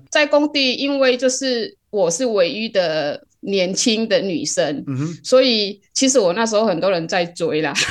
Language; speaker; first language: Chinese; non-native, fluent; Hakka Chinese